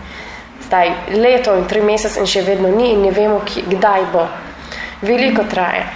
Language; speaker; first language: Slovenian; non-native, learner; Arabic